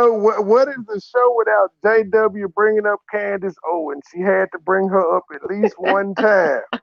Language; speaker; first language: English; native; English